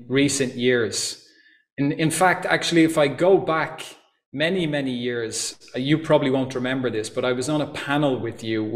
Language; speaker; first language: English; native; English